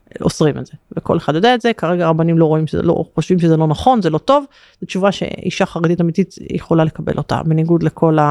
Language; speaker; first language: Hebrew; native; Hebrew